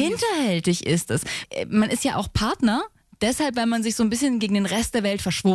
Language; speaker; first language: German; native; German